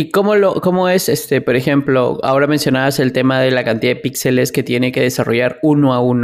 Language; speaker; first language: Spanish; native; Spanish